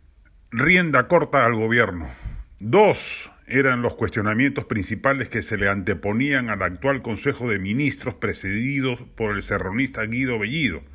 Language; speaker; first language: Spanish; native; Spanish